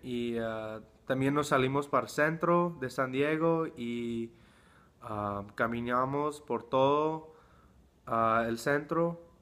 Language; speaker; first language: Spanish; early bilingual, heritage; English